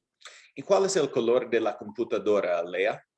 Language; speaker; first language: Spanish; non-native, fluent; English